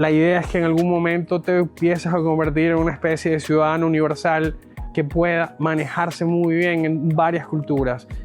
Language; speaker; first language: Spanish; native; Spanish